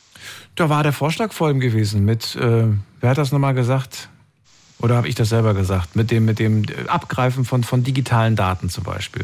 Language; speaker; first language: German; native; German